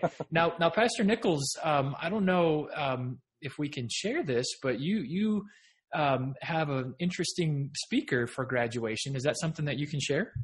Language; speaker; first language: English; native; English